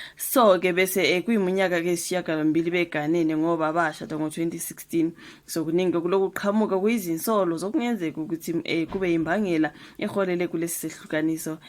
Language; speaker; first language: Zulu; native; Zulu